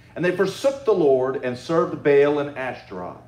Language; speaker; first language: English; native; English